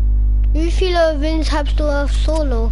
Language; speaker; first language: German; non-native, learner; English